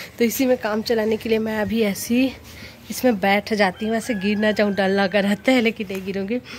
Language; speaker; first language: Hindi; native; Hindi